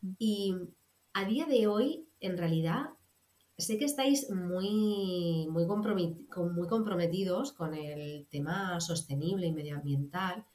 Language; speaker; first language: Spanish; native; Spanish